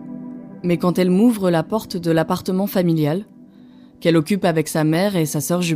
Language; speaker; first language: French; native; French